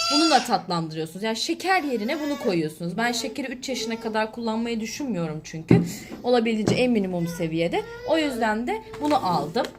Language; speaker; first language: Turkish; native; Turkish